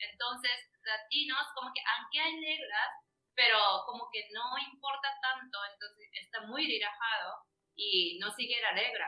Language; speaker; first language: Spanish; non-native, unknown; Japanese